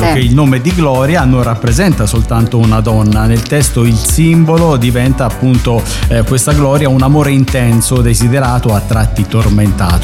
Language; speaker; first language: Italian; native; Italian